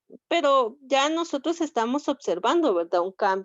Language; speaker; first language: Spanish; native; Spanish